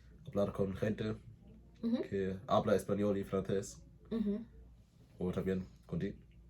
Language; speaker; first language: Spanish; non-native, learner; English